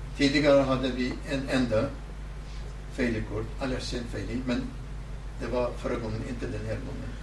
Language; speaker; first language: Swedish; non-native, fluent; Southern Kurdish